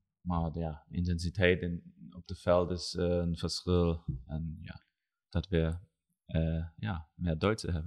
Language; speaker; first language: Dutch; non-native, learner; German